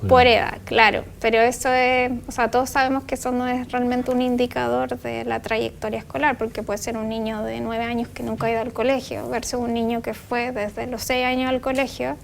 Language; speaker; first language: Spanish; native; Spanish